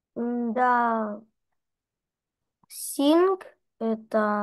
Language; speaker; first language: Russian; native; Russian